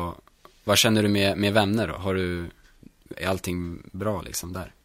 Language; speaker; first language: Swedish; native; Swedish